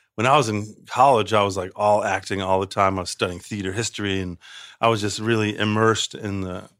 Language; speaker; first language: English; native; English